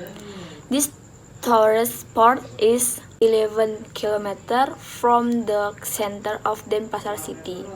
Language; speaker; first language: English; non-native, learner; Indonesian